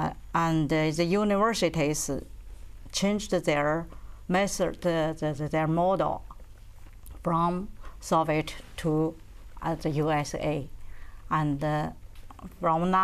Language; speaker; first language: English; non-native, learner; Chinese